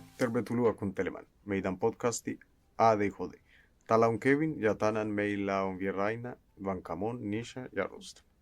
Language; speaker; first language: Finnish; non-native, learner; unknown